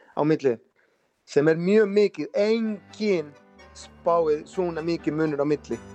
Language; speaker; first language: Icelandic; non-native, fluent; Spanish